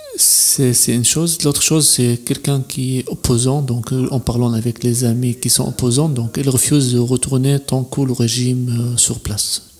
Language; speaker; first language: French; non-native, fluent; Arabic